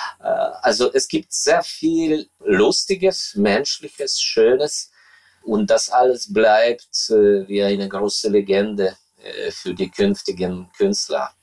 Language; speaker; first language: German; non-native, fluent; Ukrainian